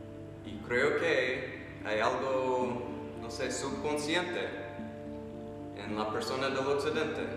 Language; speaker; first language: Spanish; non-native, fluent; English